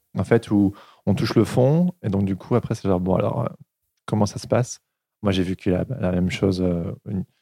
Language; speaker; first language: French; native; French